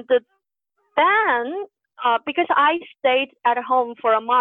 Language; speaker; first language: English; non-native, fluent; Chinese